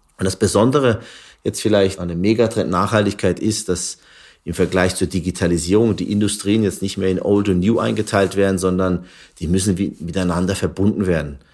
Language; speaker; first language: German; early bilingual, other home language; Turkish